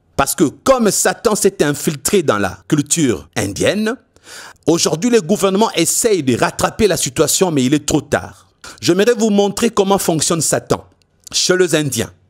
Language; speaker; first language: French; non-native, local second language; Lingala